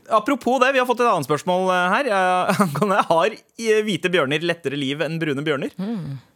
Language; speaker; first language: Norwegian; native; Norwegian